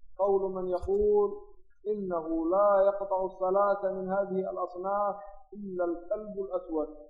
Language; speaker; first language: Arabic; non-native, local second language; Somali